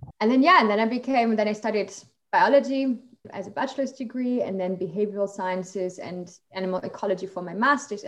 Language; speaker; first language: English; non-native, fluent; German